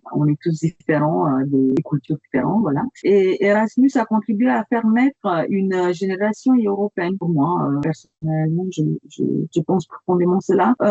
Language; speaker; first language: French; non-native, fluent; Romanian